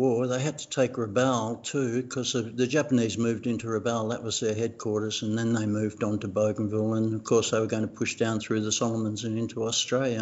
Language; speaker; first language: English; non-native, fluent; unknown